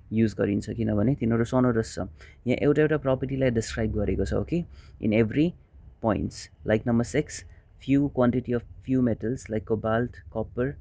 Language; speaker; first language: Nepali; non-native, local second language; Hindi